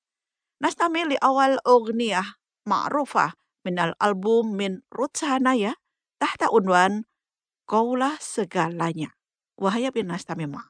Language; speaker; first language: Arabic; non-native, fluent; Indonesian